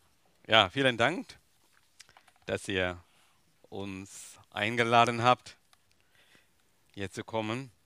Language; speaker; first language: German; non-native, learner; Tamil